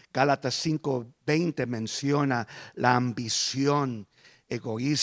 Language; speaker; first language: Spanish; early bilingual, heritage; Spanish